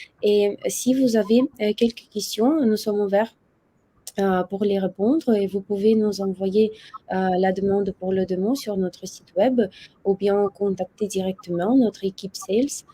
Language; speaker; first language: French; non-native, fluent; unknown